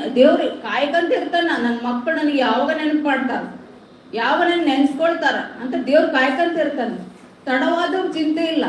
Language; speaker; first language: Kannada; non-native, local second language; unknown